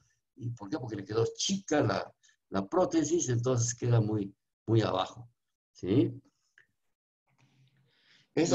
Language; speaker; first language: Spanish; native; Spanish